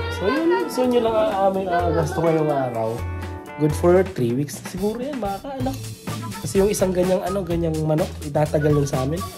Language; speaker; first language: Filipino; non-native, local second language; Bikol